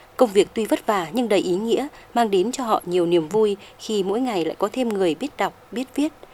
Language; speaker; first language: Vietnamese; native; Vietnamese